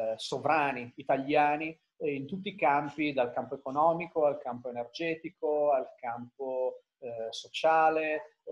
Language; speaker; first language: Italian; native; Italian